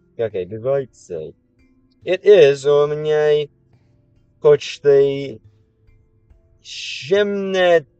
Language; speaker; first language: Russian; non-native, learner; English